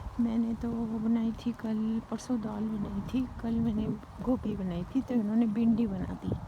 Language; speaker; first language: Hindi; native; Hindi